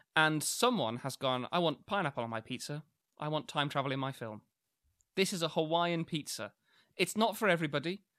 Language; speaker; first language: English; native; English